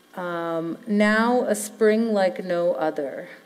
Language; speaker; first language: English; native; English